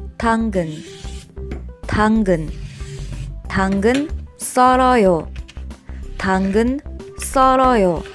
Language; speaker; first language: Korean; non-native, fluent; Spanish